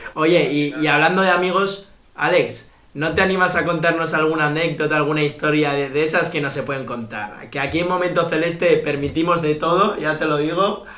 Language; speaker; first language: Spanish; native; Spanish